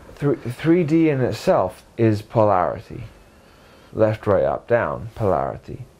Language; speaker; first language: English; native; English